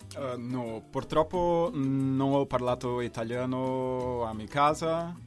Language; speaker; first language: Italian; non-native, learner; Portuguese